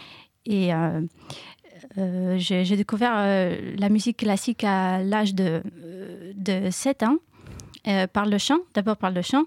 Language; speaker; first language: French; non-native, learner; Ukrainian